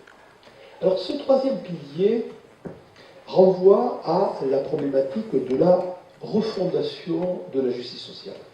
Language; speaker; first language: French; native; French